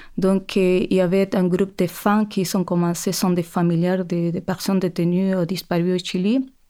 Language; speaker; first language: French; non-native, fluent; Spanish